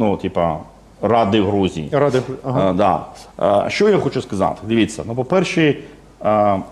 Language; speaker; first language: Ukrainian; non-native, fluent; Georgian